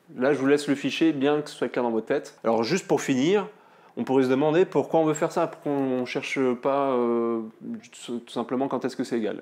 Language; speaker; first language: French; native; French